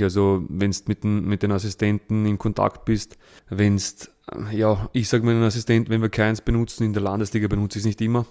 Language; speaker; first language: German; early bilingual, other home language; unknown